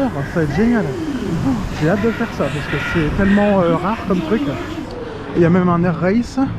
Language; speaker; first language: French; native; French